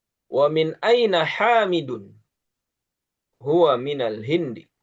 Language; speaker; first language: Arabic; non-native, fluent; Indonesian